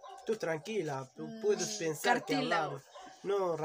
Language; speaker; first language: Spanish; non-native, learner; Arabic